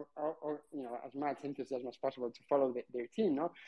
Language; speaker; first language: English; non-native, fluent; Spanish